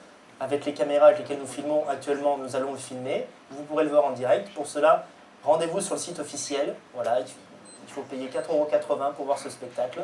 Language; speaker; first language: French; native; French